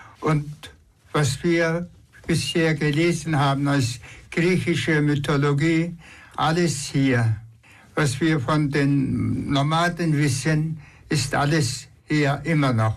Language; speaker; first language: German; non-native, fluent; Tuvinian